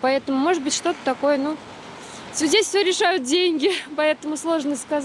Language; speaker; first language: Russian; native; Russian